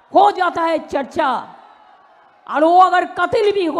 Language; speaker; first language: Hindi; non-native, local second language; Bangla